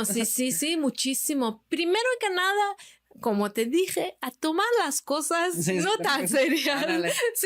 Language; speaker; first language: Spanish; non-native, fluent; Persian